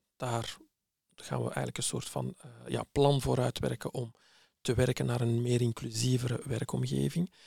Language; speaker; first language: Dutch; early bilingual, other home language; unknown